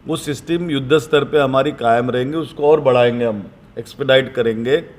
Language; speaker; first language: Hindi; non-native, local second language; Marathi